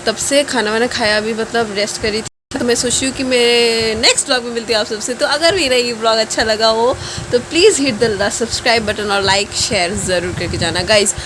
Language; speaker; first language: Hindi; non-native, local second language; Bangla